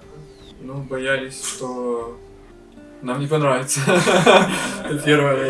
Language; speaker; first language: Russian; native; Russian